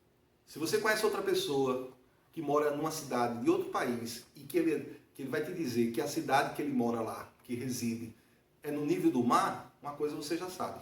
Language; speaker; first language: Portuguese; native; Portuguese